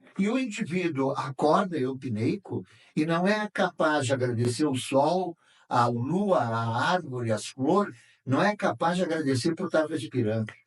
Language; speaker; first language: Portuguese; native; Portuguese